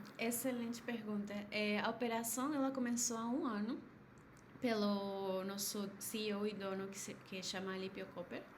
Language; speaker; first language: Portuguese; non-native, fluent; Spanish